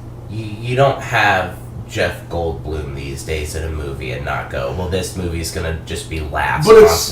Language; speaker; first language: English; native; English